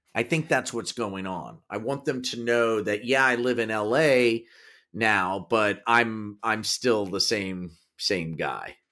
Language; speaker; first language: English; native; English